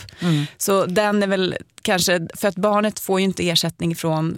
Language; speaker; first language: Swedish; native; Swedish